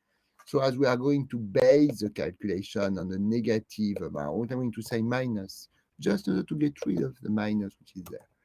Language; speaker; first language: English; non-native, fluent; French